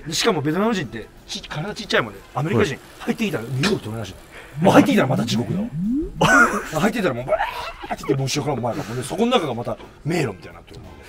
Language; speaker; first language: Japanese; native; Japanese